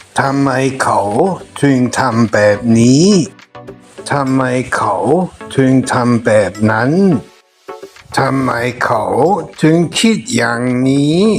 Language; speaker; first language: Thai; non-native, fluent; German